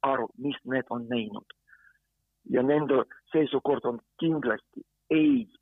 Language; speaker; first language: Estonian; non-native, fluent; Ukrainian